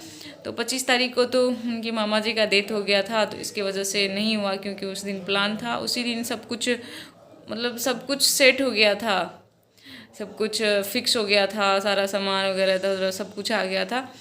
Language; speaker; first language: Hindi; non-native, local second language; Maithili